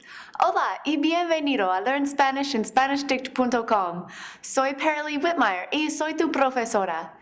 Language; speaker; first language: Spanish; non-native, fluent; English